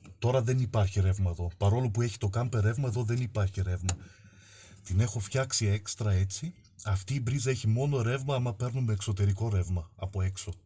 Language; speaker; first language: Greek; early bilingual, heritage; Greek